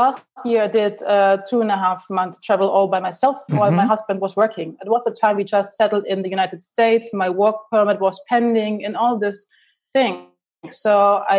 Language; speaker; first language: English; non-native, fluent; German